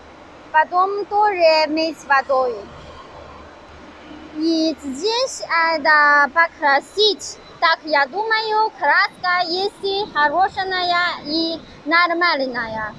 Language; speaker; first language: Russian; non-native, learner; Chinese